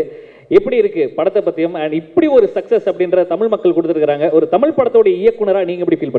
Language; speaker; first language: Tamil; native; Tamil